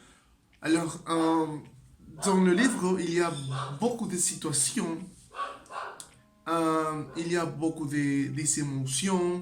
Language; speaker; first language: French; non-native, learner; Spanish